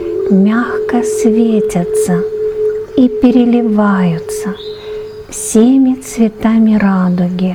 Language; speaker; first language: Russian; native; Russian